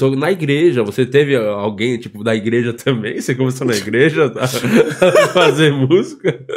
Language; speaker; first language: Portuguese; native; Portuguese